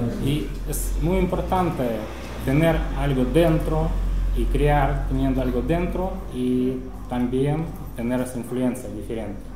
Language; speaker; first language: Spanish; non-native, fluent; Russian